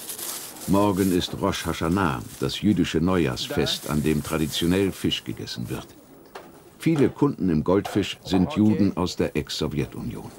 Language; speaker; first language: German; native; German